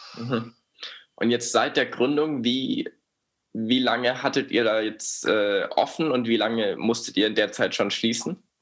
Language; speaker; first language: German; native; German